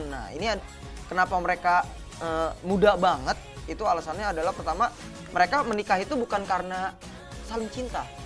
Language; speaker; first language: Indonesian; native; Indonesian